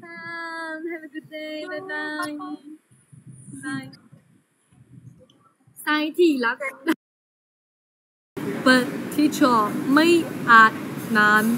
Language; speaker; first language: English; non-native, learner; Chinese